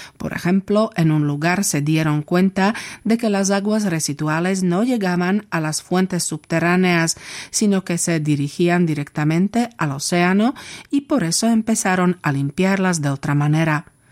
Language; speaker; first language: Spanish; non-native, fluent; Slovak